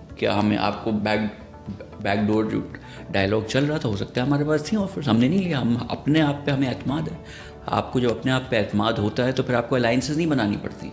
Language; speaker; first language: Urdu; native; Urdu